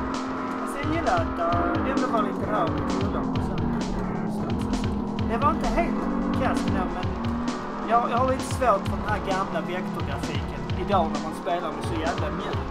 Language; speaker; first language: Swedish; native; Swedish